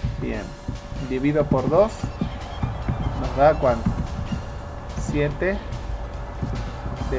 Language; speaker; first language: Spanish; native; Spanish